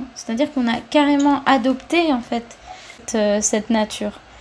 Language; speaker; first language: French; early bilingual, other home language; Spanish